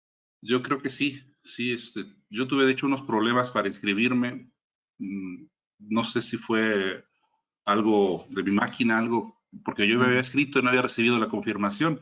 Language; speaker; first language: Spanish; native; Spanish